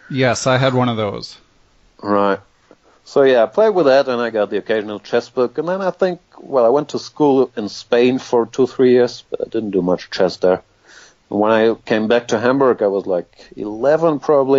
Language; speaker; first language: English; non-native, fluent; German